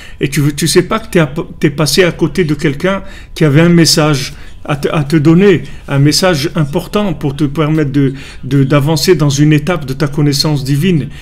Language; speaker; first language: French; native; French